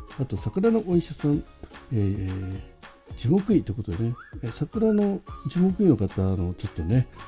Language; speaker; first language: Japanese; native; Japanese